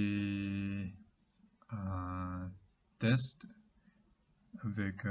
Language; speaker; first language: French; non-native, learner; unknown